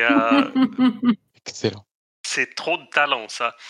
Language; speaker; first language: French; non-native, fluent; Swedish